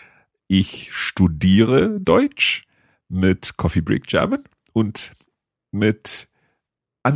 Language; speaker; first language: German; non-native, learner; English